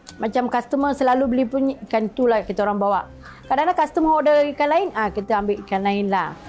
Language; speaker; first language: Malay; early bilingual, other home language; Tamil